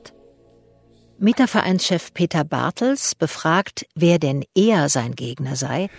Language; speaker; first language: German; native; German